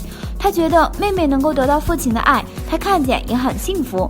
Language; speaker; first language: Chinese; native; Chinese